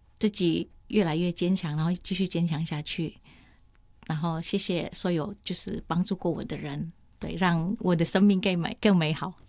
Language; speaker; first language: Chinese; non-native, fluent; Vietnamese